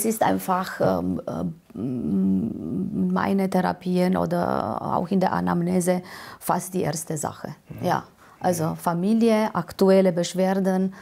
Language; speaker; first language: German; non-native, fluent; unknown